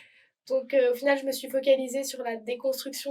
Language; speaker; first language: French; native; French